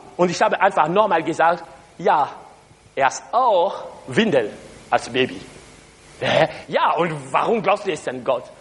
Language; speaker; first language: German; non-native, learner; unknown